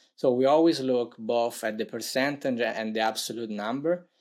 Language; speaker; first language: English; non-native, fluent; Italian